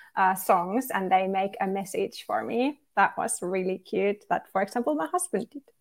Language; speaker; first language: English; non-native, fluent; Finnish